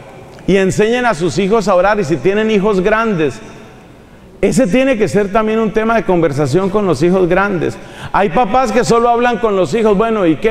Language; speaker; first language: Spanish; native; Spanish